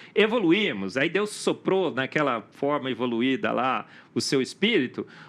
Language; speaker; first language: Portuguese; native; Portuguese